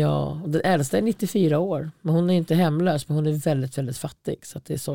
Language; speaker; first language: Swedish; native; Swedish